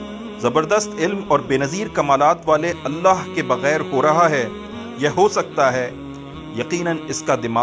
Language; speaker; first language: Urdu; native; Urdu